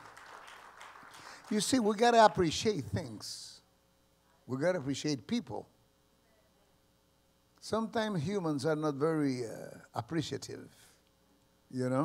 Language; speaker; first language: English; early bilingual, other home language; Spanish